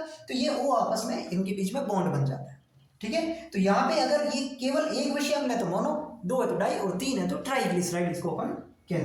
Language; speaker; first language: Hindi; native; Hindi